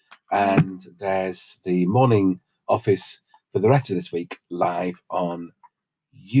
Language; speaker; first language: English; native; English